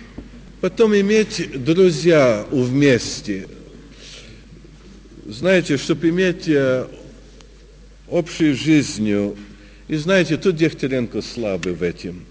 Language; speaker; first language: Russian; early bilingual, heritage; Russian